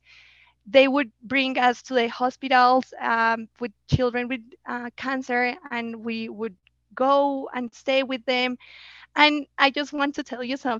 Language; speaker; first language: English; non-native, fluent; Spanish